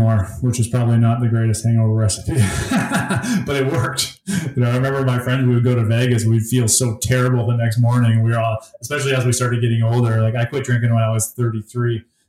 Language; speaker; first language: English; native; English